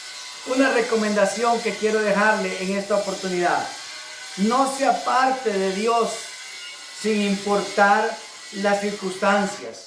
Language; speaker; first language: Spanish; native; Spanish